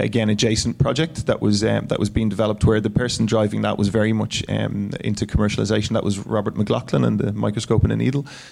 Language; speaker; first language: English; native; English